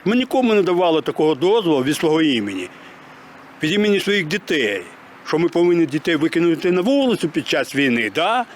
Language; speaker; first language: Ukrainian; native; Ukrainian